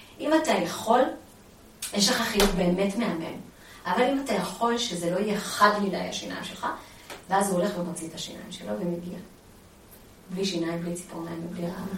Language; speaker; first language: Hebrew; early bilingual, other home language; Amharic